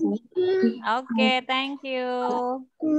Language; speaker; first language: English; non-native, fluent; Indonesian